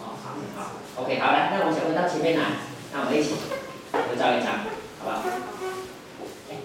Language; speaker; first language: Chinese; native; Chinese